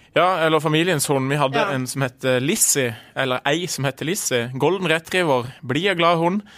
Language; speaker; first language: Norwegian; native; Norwegian